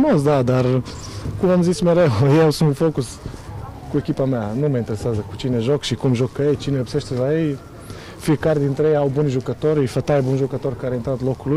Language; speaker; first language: Romanian; non-native, fluent; Croatian